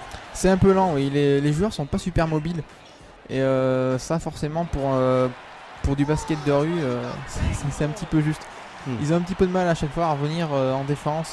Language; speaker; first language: French; native; French